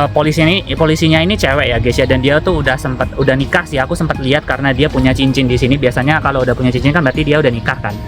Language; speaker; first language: Indonesian; native; Indonesian